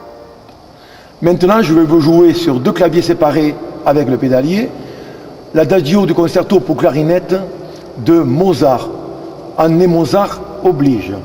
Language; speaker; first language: French; native; French